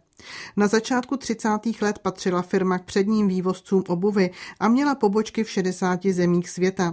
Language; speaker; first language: Czech; native; Czech